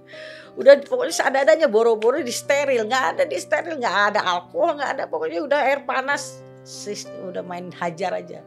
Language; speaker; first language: Indonesian; native; Indonesian